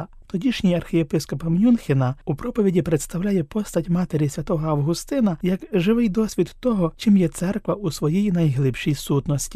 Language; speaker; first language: Ukrainian; native; Ukrainian